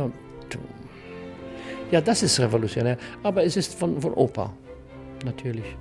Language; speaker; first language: German; non-native, learner; English